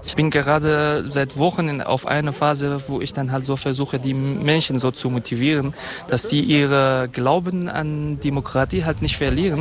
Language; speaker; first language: German; non-native, fluent; Kurdish